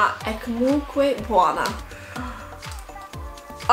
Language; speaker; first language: Italian; non-native, fluent; English